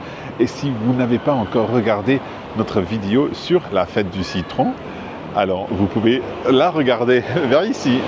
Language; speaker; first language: French; non-native, fluent; English